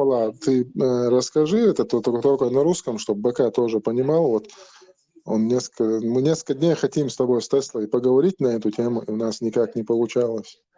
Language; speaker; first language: Russian; non-native, local second language; Chechen